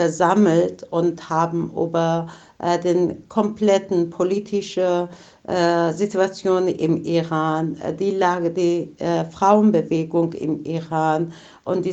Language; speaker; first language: German; non-native, fluent; Persian